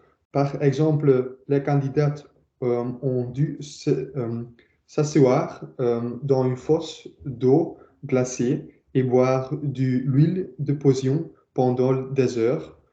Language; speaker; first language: French; non-native, learner; Dutch